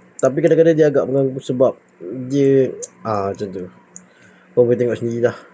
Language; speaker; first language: Malay; native; Malay